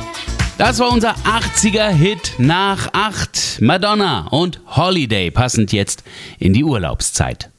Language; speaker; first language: German; native; German